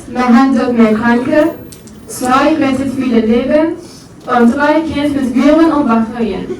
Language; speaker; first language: German; non-native, learner; Turkish